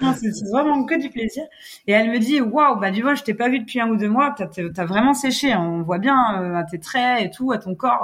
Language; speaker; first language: French; non-native, fluent; English